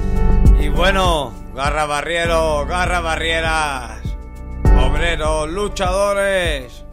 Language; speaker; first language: Spanish; native; Spanish